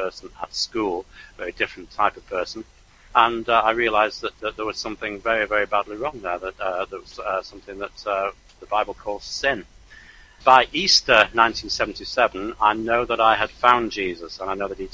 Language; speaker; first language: English; native; English